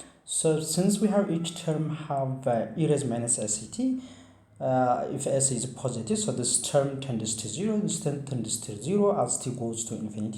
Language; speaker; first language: English; non-native, fluent; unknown